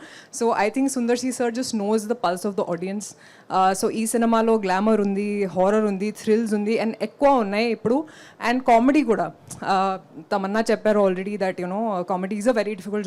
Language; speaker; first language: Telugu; non-native, fluent; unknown